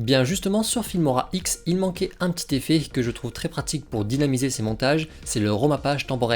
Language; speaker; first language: French; native; French